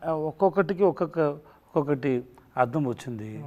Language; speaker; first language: Telugu; non-native, learner; Tamil